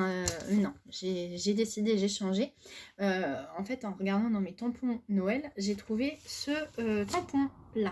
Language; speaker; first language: French; native; French